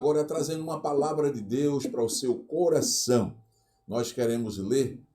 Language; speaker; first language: Portuguese; native; Portuguese